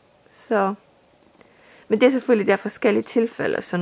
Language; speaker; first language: Danish; non-native, fluent; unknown